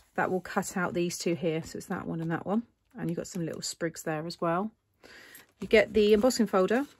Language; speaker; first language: English; native; English